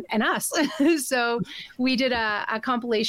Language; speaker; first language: English; native; English